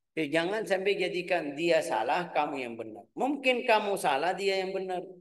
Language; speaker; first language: Malay; non-native, fluent; Arabic